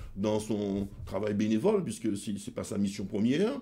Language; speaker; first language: French; native; French